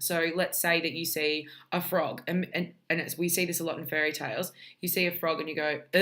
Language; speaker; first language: English; native; English